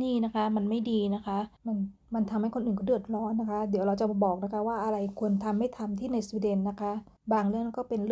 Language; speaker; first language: Thai; native; Thai